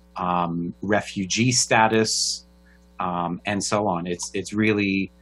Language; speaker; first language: English; native; English